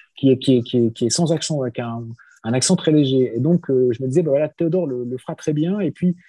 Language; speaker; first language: French; native; French